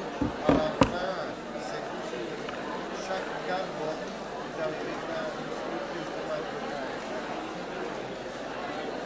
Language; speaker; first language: French; non-native, fluent; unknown